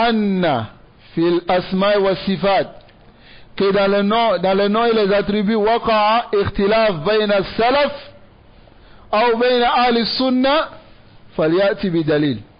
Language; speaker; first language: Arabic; non-native, fluent; Dyula